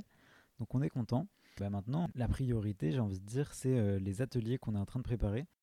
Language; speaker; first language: French; native; French